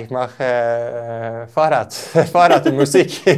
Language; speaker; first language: German; non-native, learner; Norwegian